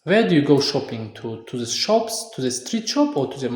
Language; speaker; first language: English; non-native, fluent; Tajik